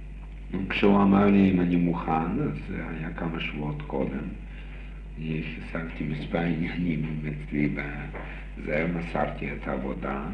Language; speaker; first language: Hebrew; non-native, fluent; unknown